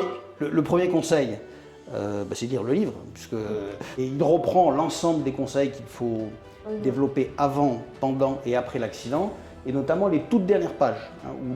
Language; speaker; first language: French; native; French